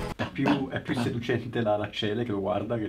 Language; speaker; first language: Italian; native; Italian